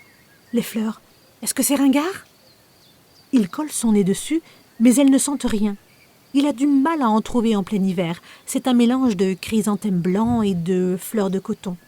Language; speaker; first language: French; native; French